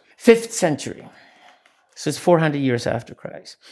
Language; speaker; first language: English; non-native, fluent; Swedish